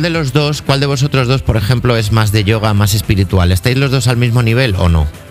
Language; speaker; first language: Spanish; native; Spanish